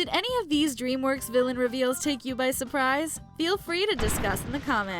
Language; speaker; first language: English; native; English